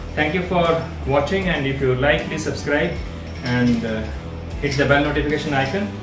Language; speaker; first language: English; non-native, local second language; Hindi